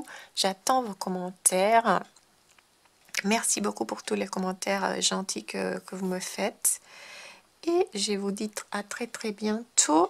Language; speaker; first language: French; non-native, fluent; Spanish